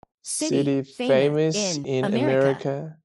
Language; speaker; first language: English; non-native, learner; Korean